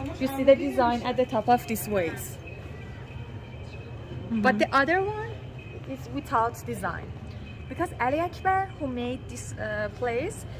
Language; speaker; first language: English; non-native, fluent; Persian